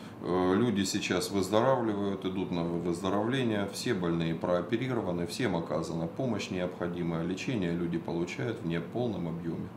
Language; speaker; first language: Russian; native; Russian